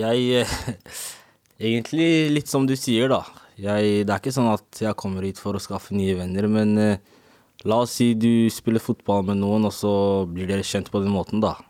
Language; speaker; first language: Norwegian; native; Norwegian